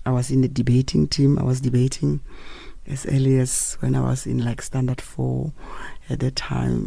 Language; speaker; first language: English; non-native, local second language; Tswana